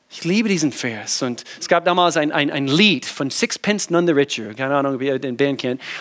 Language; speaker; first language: German; non-native, fluent; English